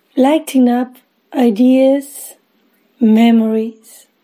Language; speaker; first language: English; non-native, fluent; Spanish